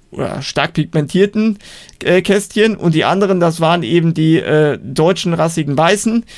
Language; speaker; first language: German; native; German